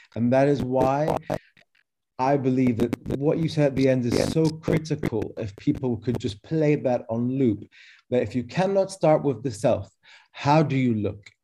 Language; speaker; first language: English; early bilingual, other home language; Arabic